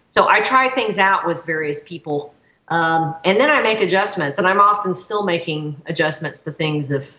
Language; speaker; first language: English; native; English